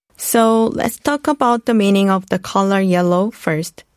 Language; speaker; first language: English; non-native, fluent; Korean